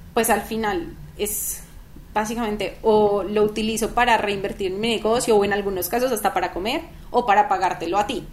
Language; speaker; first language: Spanish; native; Spanish